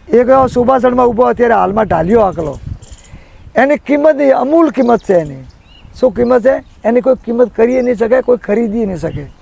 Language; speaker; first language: Gujarati; native; Gujarati